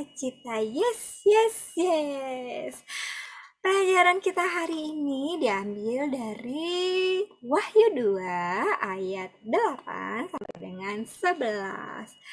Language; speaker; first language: Indonesian; native; Indonesian